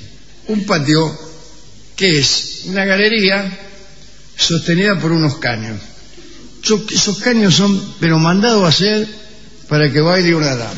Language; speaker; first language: Spanish; native; Spanish